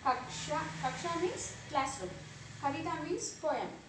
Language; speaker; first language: Hindi; non-native, local second language; Kannada